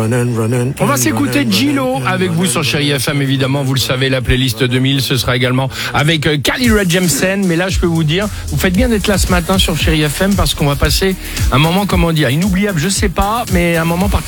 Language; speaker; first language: French; native; French